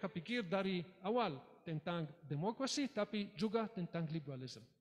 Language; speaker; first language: Indonesian; non-native, learner; English